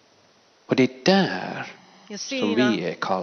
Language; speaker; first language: Swedish; non-native, fluent; Finnish